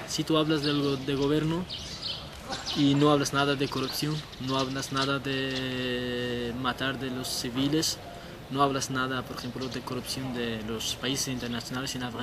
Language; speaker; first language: Spanish; non-native, learner; Persian